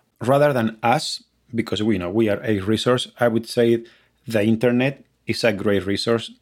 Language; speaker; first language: English; non-native, fluent; Spanish